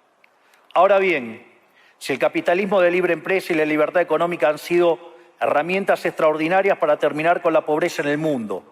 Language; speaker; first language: Spanish; native; Spanish